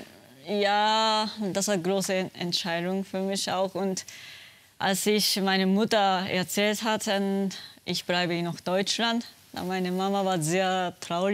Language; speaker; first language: German; non-native, learner; Japanese